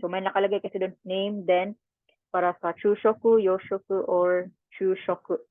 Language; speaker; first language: Filipino; non-native, local second language; Cebuano